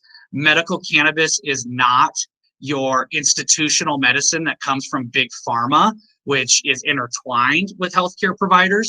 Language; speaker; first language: English; native; English